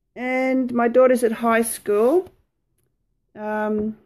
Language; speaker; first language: English; native; English